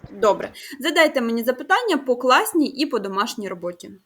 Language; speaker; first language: Ukrainian; native; Ukrainian